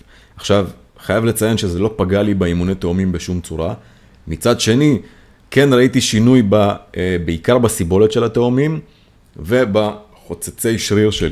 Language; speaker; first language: Hebrew; native; Hebrew